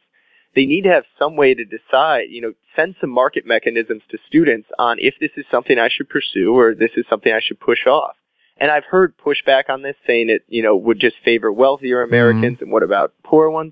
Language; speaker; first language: English; native; English